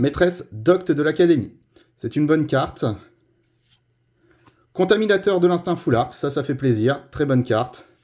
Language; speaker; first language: French; native; French